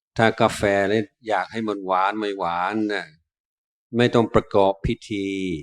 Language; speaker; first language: Thai; non-native, fluent; English